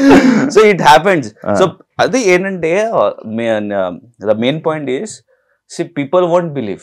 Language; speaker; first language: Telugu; non-native, learner; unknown